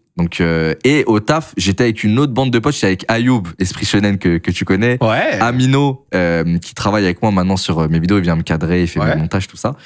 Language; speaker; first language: French; native; French